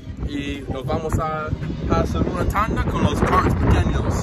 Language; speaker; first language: Spanish; non-native, learner; English